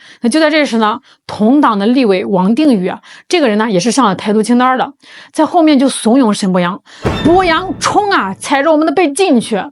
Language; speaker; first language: Chinese; native; Chinese